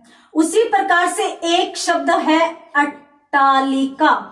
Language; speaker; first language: Hindi; native; Hindi